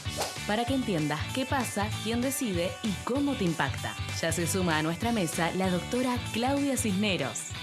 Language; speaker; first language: Spanish; native; Spanish